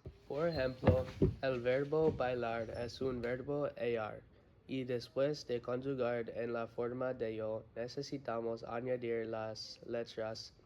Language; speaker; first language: Spanish; non-native, learner; English